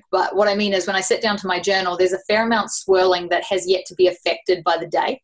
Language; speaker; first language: English; native; English